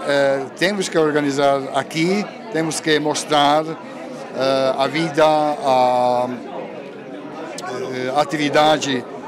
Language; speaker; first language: Portuguese; non-native, fluent; Hungarian